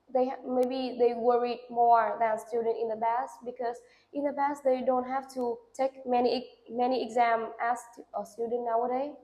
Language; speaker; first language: English; non-native, learner; Vietnamese